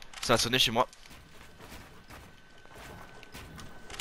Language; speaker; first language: French; native; French